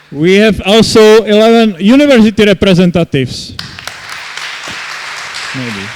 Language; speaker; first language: English; non-native, fluent; Czech